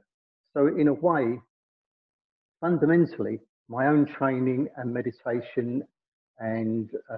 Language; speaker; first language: English; native; English